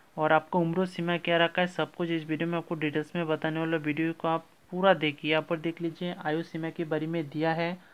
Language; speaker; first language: Hindi; non-native, local second language; Bangla